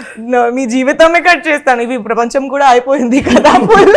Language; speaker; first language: Telugu; non-native, learner; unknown